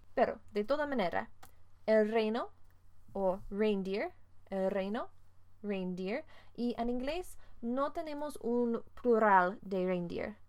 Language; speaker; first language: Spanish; non-native, fluent; English